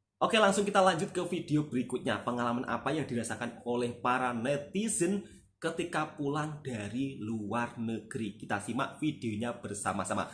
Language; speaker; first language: Indonesian; native; Indonesian